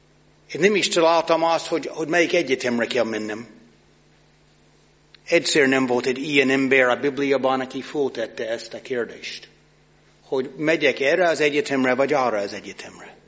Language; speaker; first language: Hungarian; non-native, fluent; English